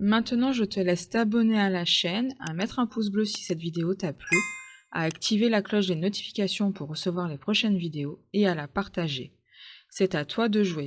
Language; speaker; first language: French; native; French